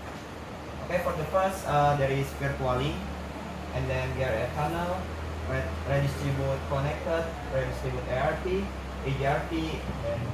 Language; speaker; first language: English; non-native, learner; Indonesian